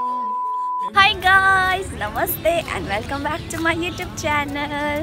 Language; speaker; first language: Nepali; early bilingual, heritage; Hindi